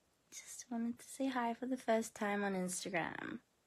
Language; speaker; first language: English; early bilingual, other home language; Korean